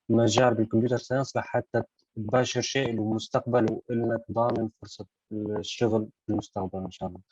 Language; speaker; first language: Arabic; native; Arabic